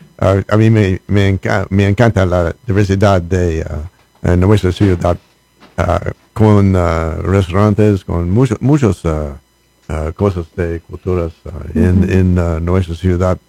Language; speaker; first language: Spanish; non-native, learner; English